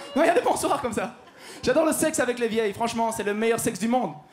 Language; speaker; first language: French; native; French